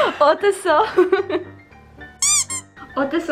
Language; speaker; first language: Korean; non-native, learner; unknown